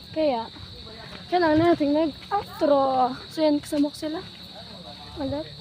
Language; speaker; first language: Filipino; non-native, local second language; Bikol